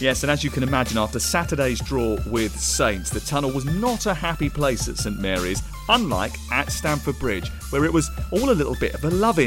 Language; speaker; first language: English; native; English